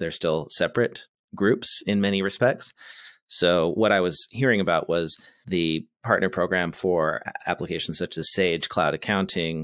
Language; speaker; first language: English; native; English